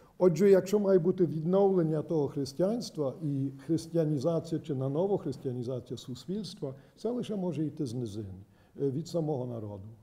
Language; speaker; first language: Ukrainian; early bilingual, heritage; Ukrainian